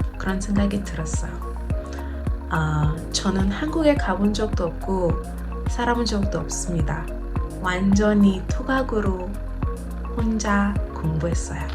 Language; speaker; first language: Korean; non-native, learner; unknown